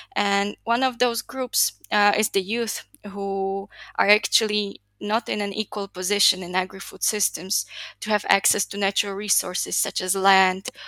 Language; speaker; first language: English; non-native, fluent; Slovak